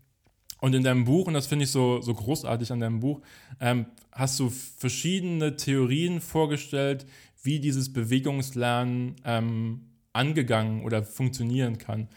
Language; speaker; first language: German; native; German